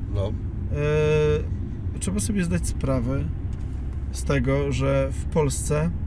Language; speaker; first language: Polish; native; Polish